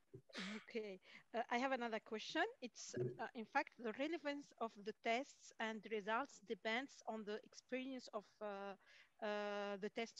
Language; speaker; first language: English; non-native, fluent; Arabic